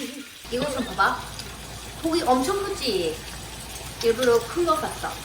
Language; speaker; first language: Korean; non-native, fluent; English